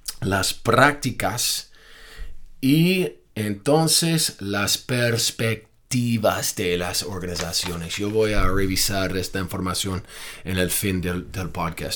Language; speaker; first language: Spanish; non-native, fluent; English